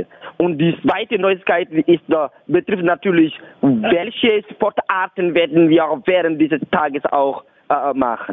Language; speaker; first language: German; non-native, learner; Bambara